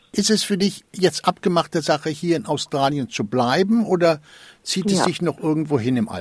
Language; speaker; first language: German; native; German